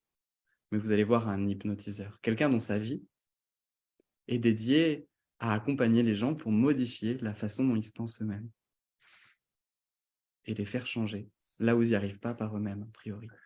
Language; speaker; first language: French; native; French